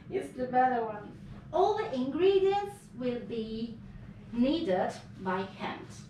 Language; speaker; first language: English; non-native, learner; Italian